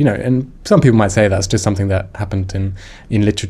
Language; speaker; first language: English; non-native, fluent; German